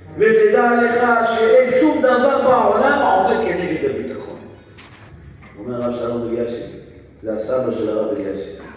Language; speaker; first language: Hebrew; native; Hebrew